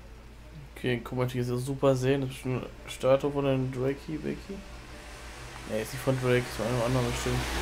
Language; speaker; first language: German; native; German